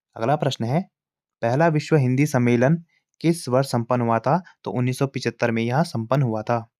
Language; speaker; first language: Hindi; native; Hindi